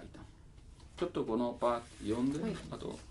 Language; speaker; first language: Japanese; non-native, learner; Italian